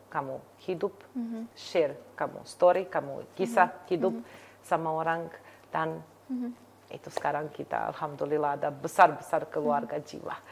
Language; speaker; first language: Indonesian; non-native, learner; Serbian